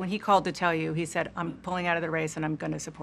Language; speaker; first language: English; native; English